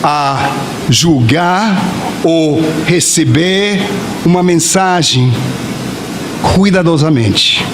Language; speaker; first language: Portuguese; non-native, fluent; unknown